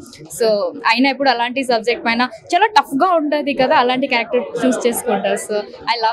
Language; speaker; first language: Telugu; non-native, fluent; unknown